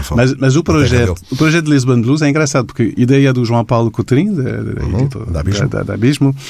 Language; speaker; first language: Portuguese; non-native, fluent; English